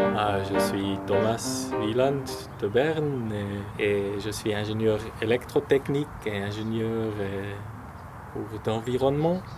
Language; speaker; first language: French; non-native, local second language; German